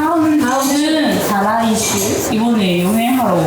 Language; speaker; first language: Korean; non-native, learner; Japanese